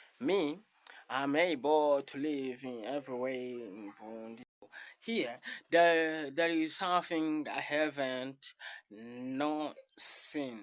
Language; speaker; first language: English; non-native, learner; Rundi